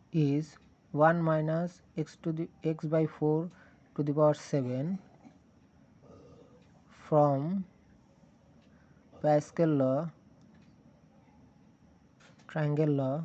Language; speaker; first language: English; non-native, local second language; Bangla